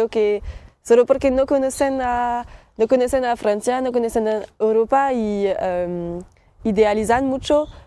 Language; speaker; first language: Spanish; early bilingual, other home language; French